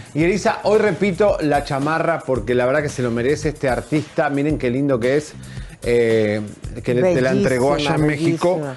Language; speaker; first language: Spanish; native; Spanish